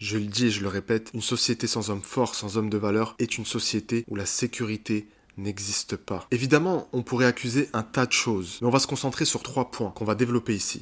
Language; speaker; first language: French; native; French